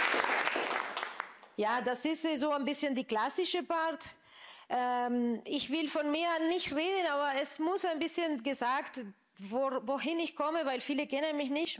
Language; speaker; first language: German; non-native, fluent; Spanish